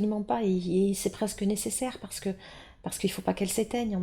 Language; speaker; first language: French; native; French